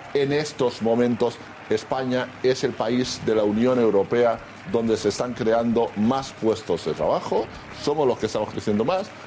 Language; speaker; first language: Spanish; native; Spanish